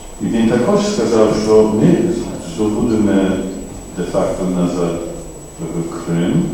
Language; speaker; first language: Ukrainian; non-native, fluent; English